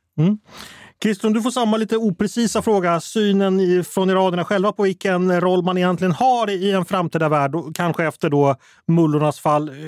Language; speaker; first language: Swedish; native; Swedish